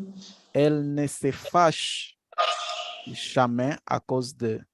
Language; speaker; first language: French; non-native, fluent; Portuguese